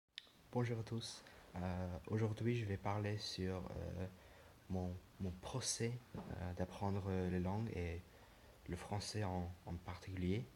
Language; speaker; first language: French; non-native, learner; English